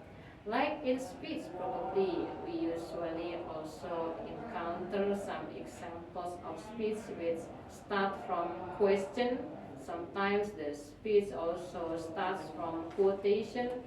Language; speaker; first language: English; non-native, fluent; Indonesian